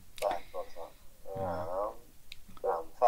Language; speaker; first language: Chinese; non-native, learner; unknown